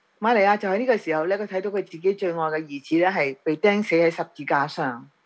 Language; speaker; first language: Chinese; non-native, local second language; Cantonese